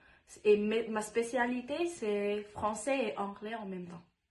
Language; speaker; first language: French; non-native, fluent; Vietnamese